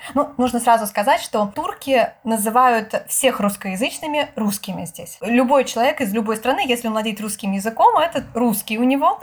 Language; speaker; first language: Russian; native; Russian